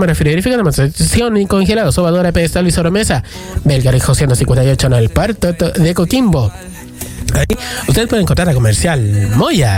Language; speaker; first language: Spanish; native; Spanish